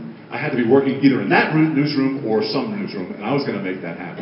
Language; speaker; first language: English; native; English